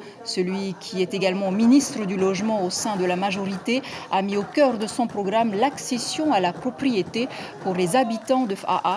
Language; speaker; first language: French; native; French